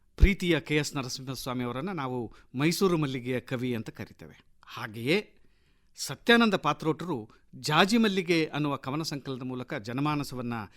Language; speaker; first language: Kannada; native; Kannada